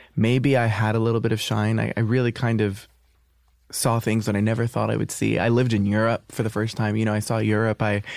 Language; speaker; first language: English; native; English